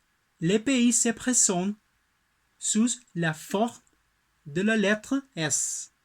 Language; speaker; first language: French; non-native, learner; Spanish